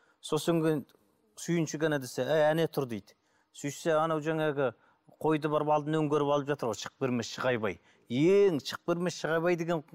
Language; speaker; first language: Kazakh; native; Kazakh